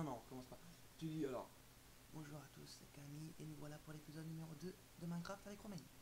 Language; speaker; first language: French; native; French